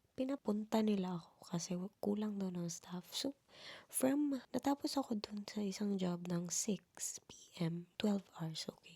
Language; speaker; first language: Filipino; non-native, local second language; Cebuano